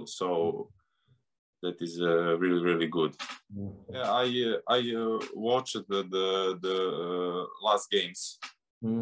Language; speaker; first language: English; non-native, learner; Serbian